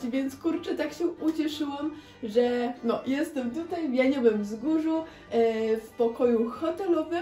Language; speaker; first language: Polish; native; Polish